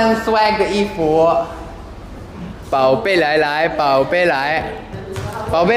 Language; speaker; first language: Chinese; non-native, learner; Thai